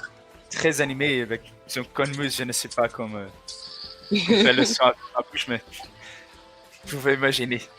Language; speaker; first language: French; non-native, learner; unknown